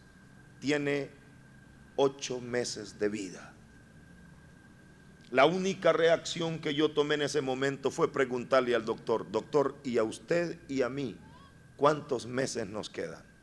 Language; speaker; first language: Spanish; native; Spanish